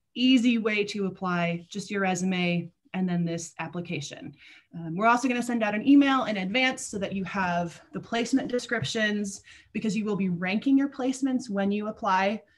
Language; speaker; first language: English; native; English